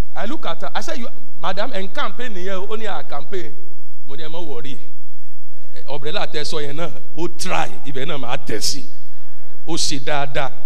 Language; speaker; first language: English; non-native, local second language; Yoruba